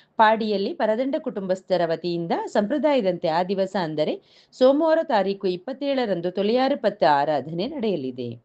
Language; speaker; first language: Kannada; non-native, local second language; Kodava